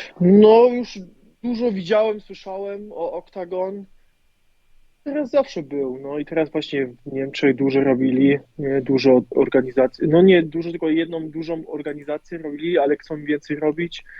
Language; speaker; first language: Polish; early bilingual, heritage; German